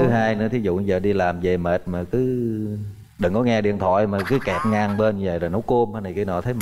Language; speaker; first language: Vietnamese; native; Vietnamese